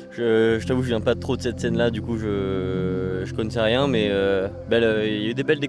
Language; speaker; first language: French; native; French